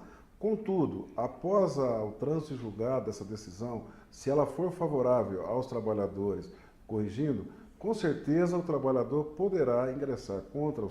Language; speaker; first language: Portuguese; native; Portuguese